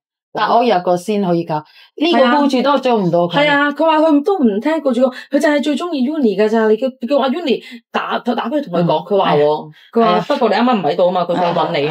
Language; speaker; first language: Cantonese; non-native, local second language; Javanese